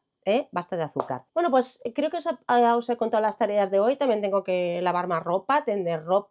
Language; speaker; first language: Spanish; native; Spanish